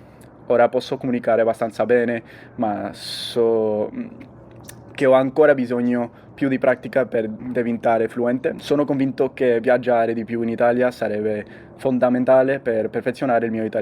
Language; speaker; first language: Italian; non-native, fluent; English